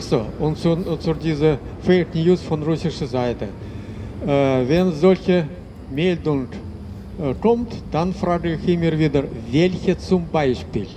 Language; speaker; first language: German; non-native, fluent; Russian